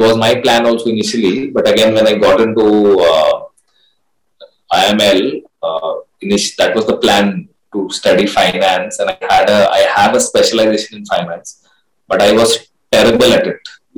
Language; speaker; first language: English; non-native, local second language; Hindi